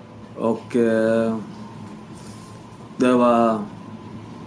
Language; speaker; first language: Swedish; non-native, learner; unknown